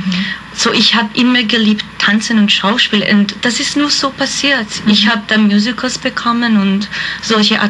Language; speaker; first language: German; non-native, fluent; Hungarian